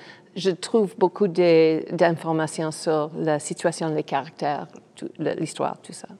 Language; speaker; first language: French; non-native, fluent; English